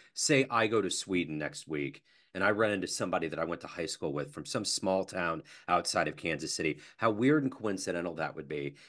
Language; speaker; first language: English; native; English